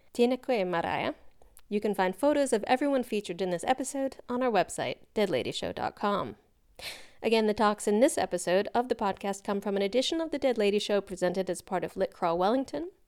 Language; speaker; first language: English; native; English